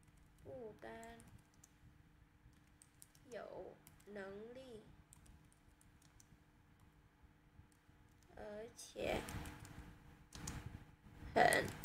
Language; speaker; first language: Chinese; non-native, learner; Vietnamese